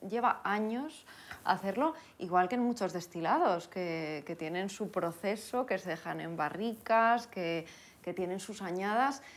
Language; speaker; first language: Spanish; native; Spanish